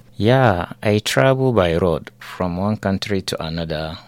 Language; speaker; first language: English; non-native, local second language; Hausa